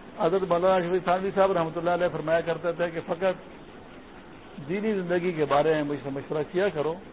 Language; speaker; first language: Urdu; non-native, local second language; Pashto